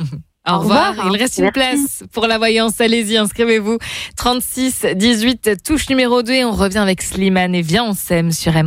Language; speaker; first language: French; native; French